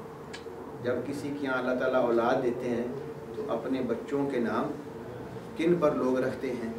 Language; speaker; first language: Urdu; native; Urdu